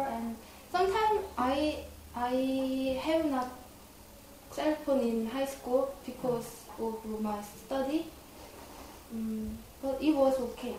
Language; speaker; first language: English; non-native, learner; Korean